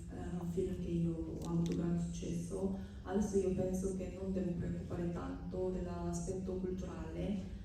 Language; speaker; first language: Italian; non-native, fluent; Korean